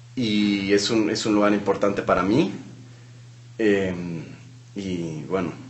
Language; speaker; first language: Spanish; native; Spanish